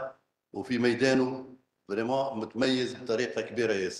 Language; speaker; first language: Arabic; native; Arabic